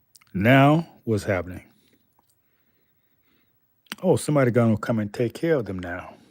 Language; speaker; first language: English; native; English